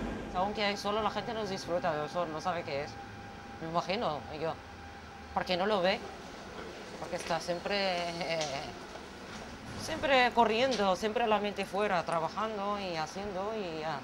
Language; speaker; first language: Spanish; non-native, fluent; Arabic